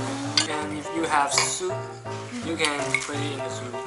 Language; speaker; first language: English; non-native, learner; Chinese